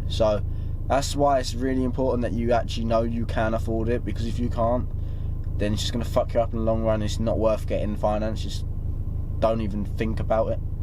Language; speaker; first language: English; native; English